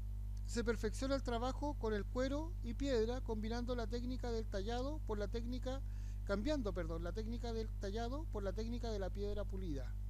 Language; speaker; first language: Spanish; native; Spanish